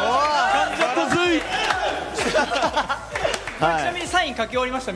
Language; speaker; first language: Japanese; native; Japanese